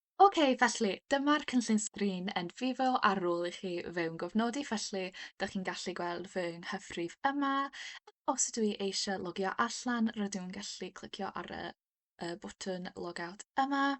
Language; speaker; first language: Welsh; non-native, local second language; English